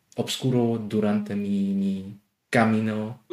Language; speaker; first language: Spanish; non-native, learner; German